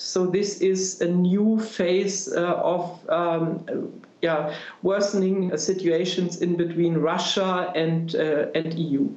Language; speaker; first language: English; non-native, fluent; German